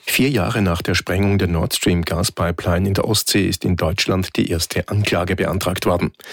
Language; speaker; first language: German; native; German